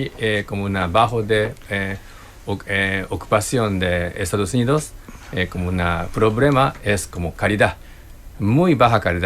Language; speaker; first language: Spanish; non-native, learner; Japanese